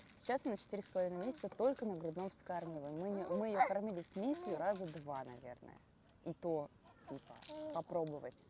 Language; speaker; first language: Russian; native; Russian